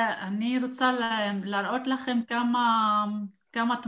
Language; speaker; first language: Hebrew; non-native, local second language; Arabic